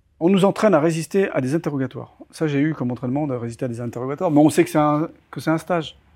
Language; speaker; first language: French; native; French